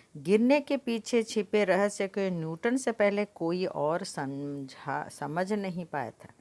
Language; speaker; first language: Hindi; non-native, local second language; Telugu